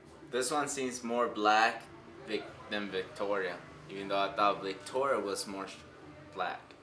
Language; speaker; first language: English; native; English